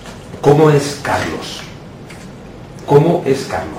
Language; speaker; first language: Spanish; native; Spanish